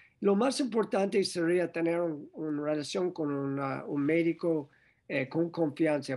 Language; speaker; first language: Spanish; non-native, learner; English